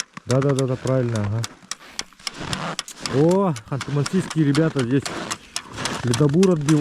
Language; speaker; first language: Russian; native; Russian